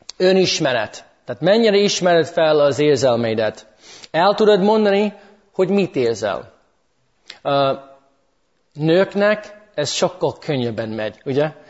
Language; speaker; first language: Hungarian; early bilingual, heritage; English